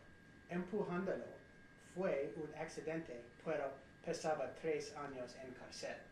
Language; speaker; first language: Spanish; non-native, learner; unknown